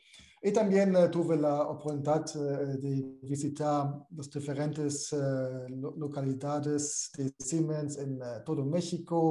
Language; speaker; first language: Spanish; non-native, fluent; German